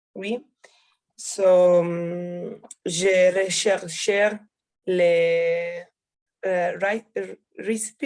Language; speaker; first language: French; non-native, learner; Italian